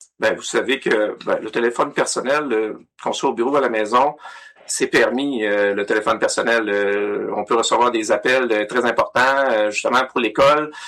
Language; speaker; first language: French; native; French